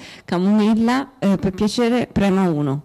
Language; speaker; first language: Italian; native; Italian